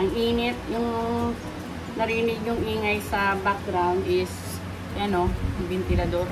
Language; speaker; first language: Filipino; native; Filipino